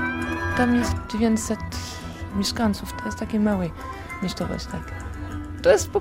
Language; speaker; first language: Polish; non-native, learner; French